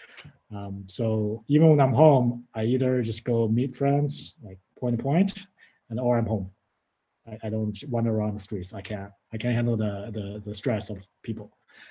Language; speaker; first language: English; non-native, fluent; Chinese